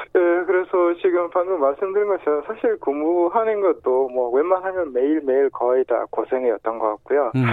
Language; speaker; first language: Korean; non-native, fluent; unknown